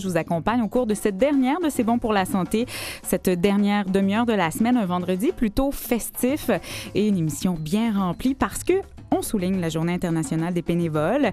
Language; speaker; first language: French; native; French